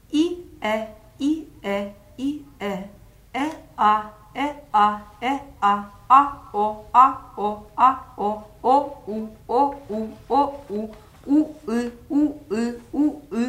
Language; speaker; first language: Russian; native; Russian